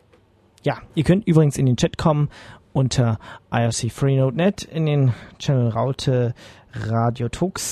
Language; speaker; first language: German; native; German